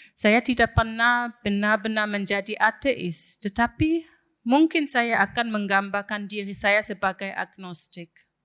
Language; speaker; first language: Indonesian; non-native, fluent; German